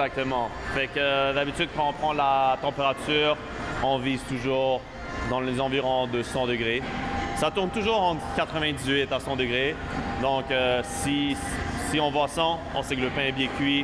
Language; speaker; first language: French; native; French